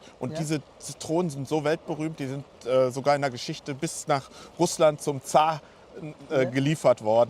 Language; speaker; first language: German; native; German